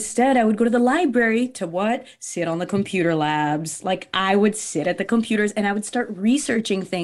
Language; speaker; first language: English; early bilingual, other home language; Portuguese